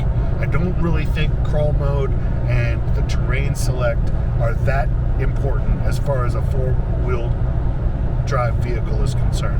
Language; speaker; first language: English; native; English